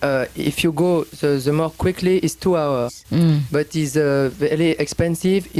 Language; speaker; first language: English; non-native, learner; French